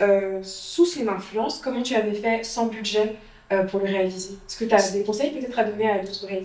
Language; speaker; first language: French; native; French